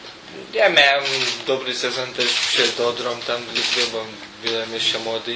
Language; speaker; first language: Polish; non-native, learner; Lithuanian